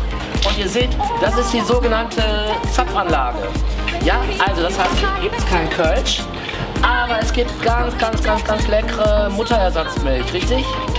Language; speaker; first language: German; native; German